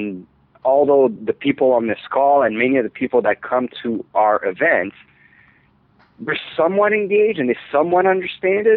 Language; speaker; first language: English; non-native, fluent; French